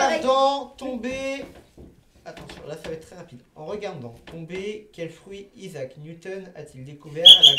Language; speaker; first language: French; native; French